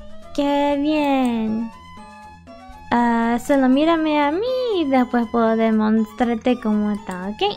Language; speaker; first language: Spanish; early bilingual, heritage; Spanish